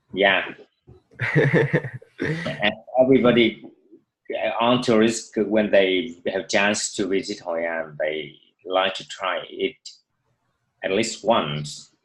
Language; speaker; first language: English; non-native, learner; Vietnamese